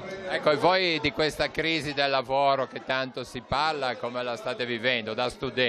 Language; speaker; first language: Italian; native; Italian